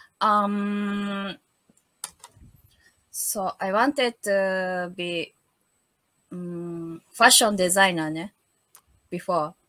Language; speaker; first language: English; non-native, learner; Japanese